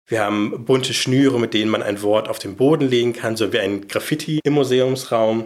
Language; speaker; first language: German; native; German